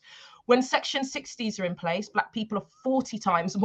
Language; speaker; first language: English; native; English